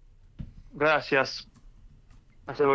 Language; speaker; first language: Spanish; early bilingual, heritage; English